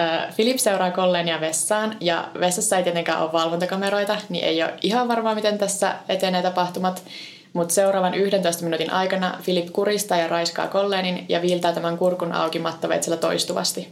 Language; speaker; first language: Finnish; native; Finnish